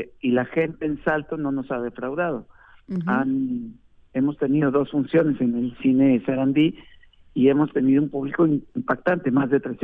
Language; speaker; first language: Spanish; native; Spanish